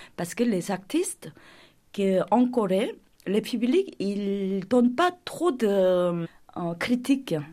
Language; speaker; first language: French; non-native, fluent; Korean